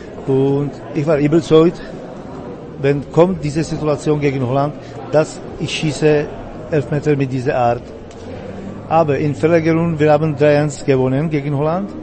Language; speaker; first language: German; non-native, fluent; Czech